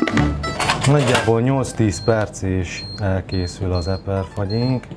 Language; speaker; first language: Hungarian; native; Hungarian